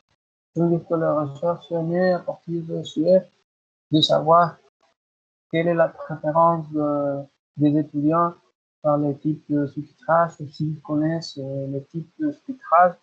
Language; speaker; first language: French; non-native, learner; Spanish